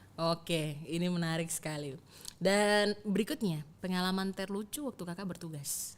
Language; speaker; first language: Indonesian; native; Indonesian